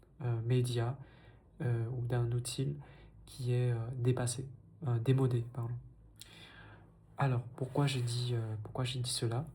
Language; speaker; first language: French; non-native, fluent; Vietnamese